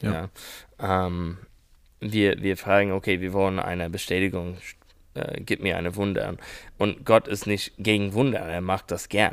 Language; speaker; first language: German; non-native, learner; English